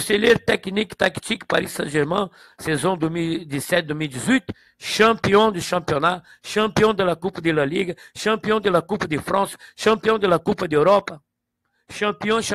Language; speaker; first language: French; non-native, fluent; Portuguese